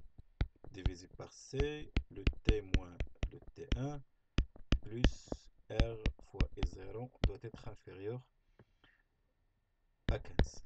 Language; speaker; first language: French; non-native, local second language; Arabic